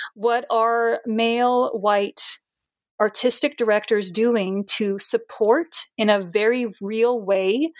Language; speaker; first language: English; non-native, fluent; Portuguese